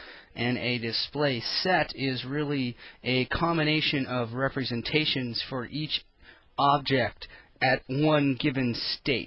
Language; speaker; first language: English; native; English